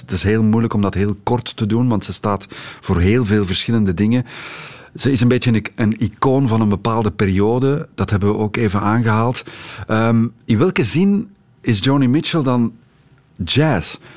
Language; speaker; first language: Dutch; native; Dutch